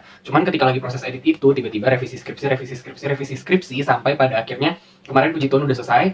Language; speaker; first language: Indonesian; native; Indonesian